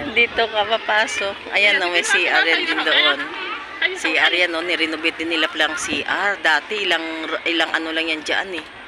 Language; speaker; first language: Filipino; non-native, local second language; Cebuano